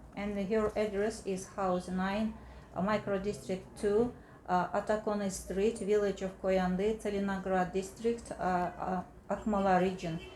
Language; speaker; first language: English; non-native, fluent; Kazakh